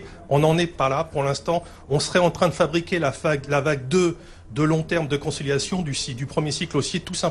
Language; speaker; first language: French; native; French